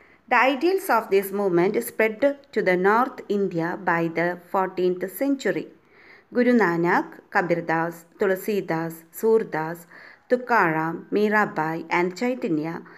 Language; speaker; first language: English; non-native, local second language; Malayalam